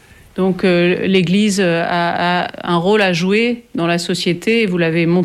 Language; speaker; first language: French; native; French